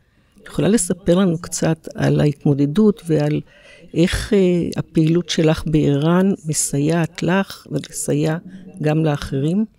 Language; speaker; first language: Hebrew; native; Hebrew